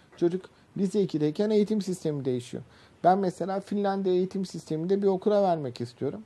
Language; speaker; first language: Turkish; native; Turkish